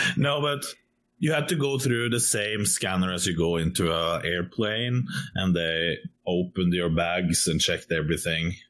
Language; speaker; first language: English; non-native, fluent; Norwegian